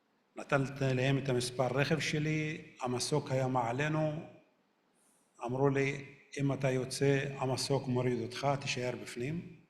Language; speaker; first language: Hebrew; non-native, local second language; Arabic